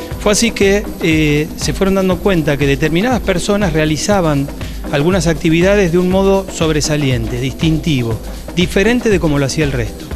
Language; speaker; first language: Spanish; native; Spanish